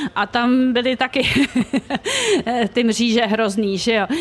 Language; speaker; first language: Czech; native; Czech